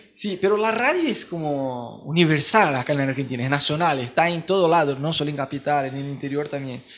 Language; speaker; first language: Spanish; non-native, fluent; Portuguese